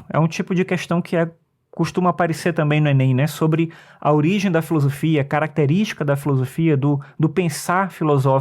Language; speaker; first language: Portuguese; native; Portuguese